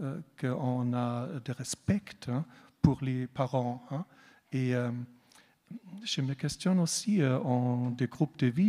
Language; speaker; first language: French; non-native, learner; German